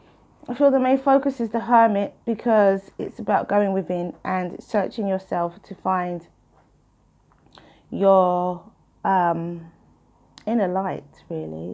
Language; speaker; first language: English; native; English